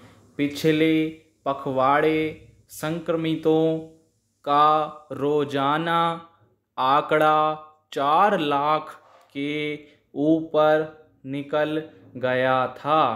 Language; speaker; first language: Hindi; native; Hindi